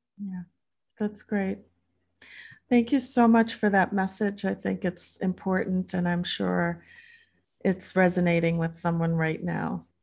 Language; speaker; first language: English; native; English